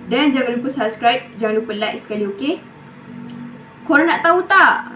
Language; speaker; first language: Malay; native; Malay